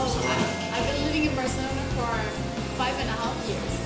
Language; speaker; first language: English; non-native, fluent; Turkish